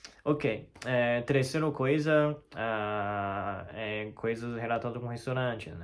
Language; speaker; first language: Portuguese; non-native, learner; Chinese